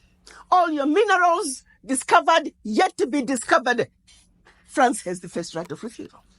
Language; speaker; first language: English; non-native, local second language; Shona